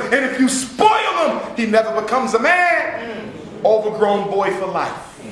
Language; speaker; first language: English; native; English